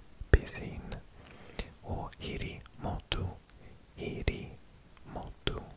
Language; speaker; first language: Swedish; non-native, learner; English